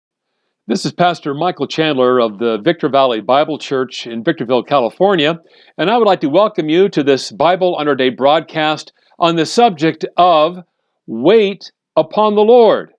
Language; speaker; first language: English; native; English